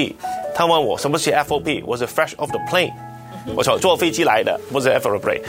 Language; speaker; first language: Chinese; non-native, local second language; Cantonese